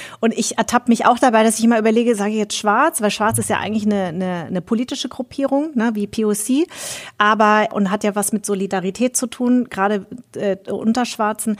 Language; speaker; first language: German; early bilingual, other home language; Vietnamese